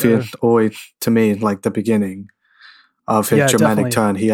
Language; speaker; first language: English; native; English